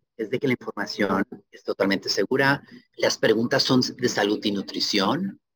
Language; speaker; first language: Spanish; native; Spanish